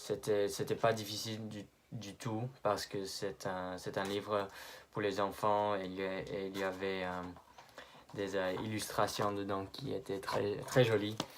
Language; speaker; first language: French; non-native, fluent; English